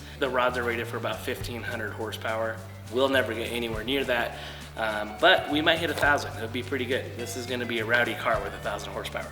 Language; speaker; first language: English; native; English